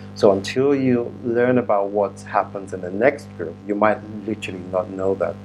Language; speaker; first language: English; non-native, local second language; Yoruba